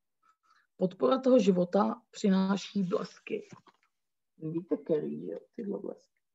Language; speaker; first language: Czech; native; Czech